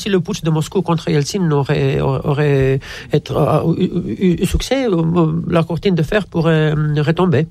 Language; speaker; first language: French; non-native, fluent; Romanian